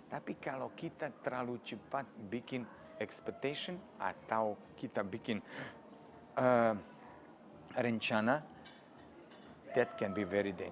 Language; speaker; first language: Indonesian; non-native, fluent; Serbian